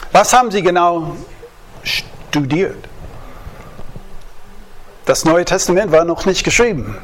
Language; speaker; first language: German; non-native, fluent; English